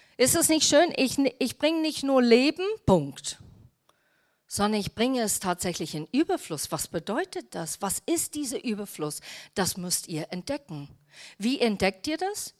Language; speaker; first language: German; non-native, fluent; English